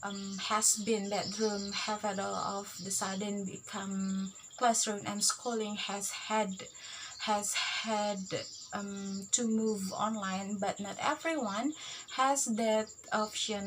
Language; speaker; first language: English; non-native, learner; Indonesian